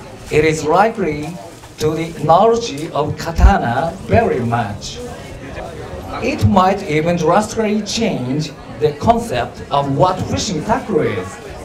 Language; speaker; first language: English; non-native, learner; Japanese